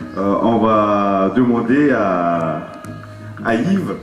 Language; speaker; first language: French; non-native, local second language; Malagasy